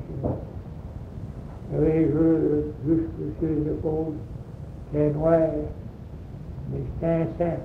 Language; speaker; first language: French; native; French